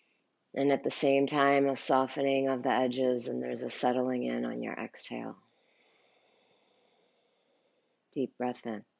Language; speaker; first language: English; native; English